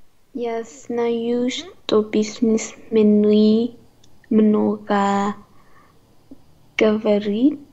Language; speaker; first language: Russian; non-native, learner; Vietnamese